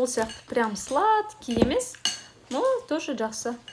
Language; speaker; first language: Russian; non-native, local second language; Kazakh